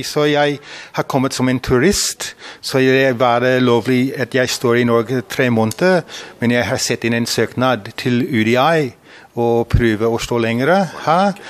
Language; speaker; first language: Norwegian; non-native, learner; English